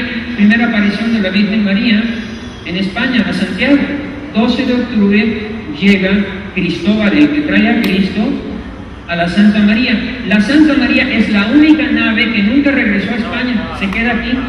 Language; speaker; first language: Spanish; native; Spanish